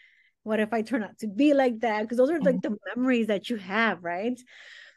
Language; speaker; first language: English; early bilingual, other home language; Spanish